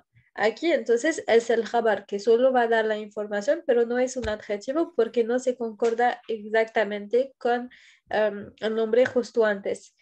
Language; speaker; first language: Spanish; non-native, fluent; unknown